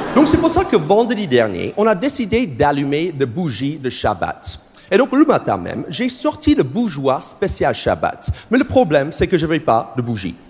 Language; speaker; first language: French; non-native, fluent; English